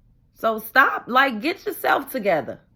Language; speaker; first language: English; native; English